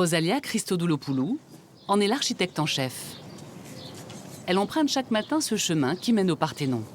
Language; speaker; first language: French; native; French